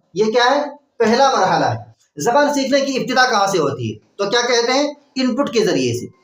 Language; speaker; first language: Urdu; native; Urdu